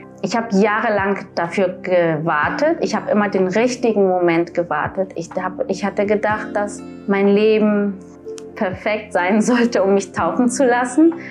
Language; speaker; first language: German; early bilingual, other home language; Spanish